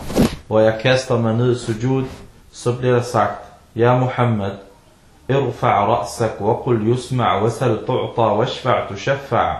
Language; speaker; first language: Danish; early bilingual, other home language; Arabic